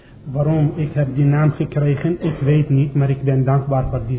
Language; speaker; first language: Dutch; non-native, learner; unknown